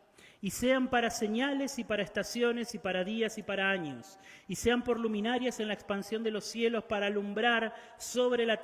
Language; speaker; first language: Spanish; native; Spanish